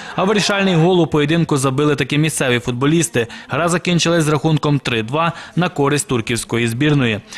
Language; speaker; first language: Ukrainian; native; Ukrainian